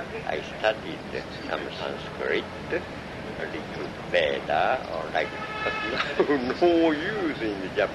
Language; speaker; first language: English; non-native, learner; Japanese